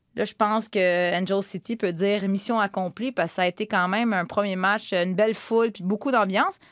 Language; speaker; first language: French; native; French